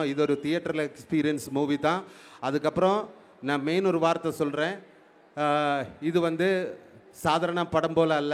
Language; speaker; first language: Tamil; non-native, local second language; Malayalam